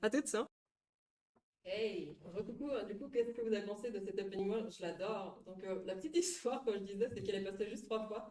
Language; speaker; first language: French; native; French